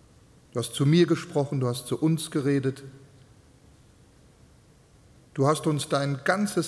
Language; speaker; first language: German; native; German